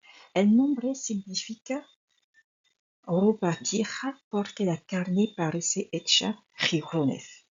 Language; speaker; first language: Spanish; non-native, fluent; French